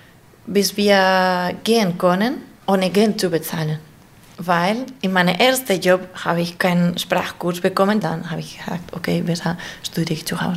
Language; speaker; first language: German; non-native, fluent; Spanish